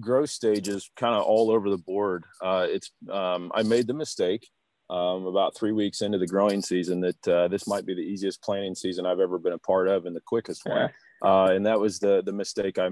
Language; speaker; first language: English; native; English